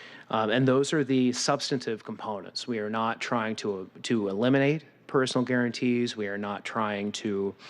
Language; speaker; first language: English; native; English